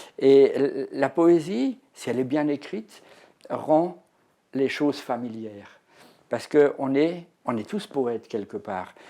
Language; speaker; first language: French; native; French